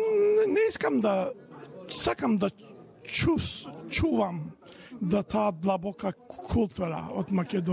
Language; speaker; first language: Macedonian; early bilingual, heritage; Macedonian